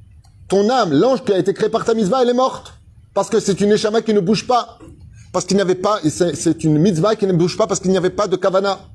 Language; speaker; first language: French; native; French